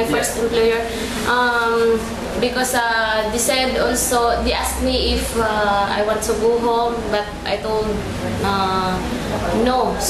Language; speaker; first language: English; non-native, learner; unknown